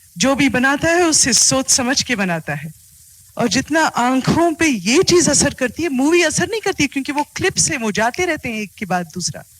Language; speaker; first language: Urdu; native; Urdu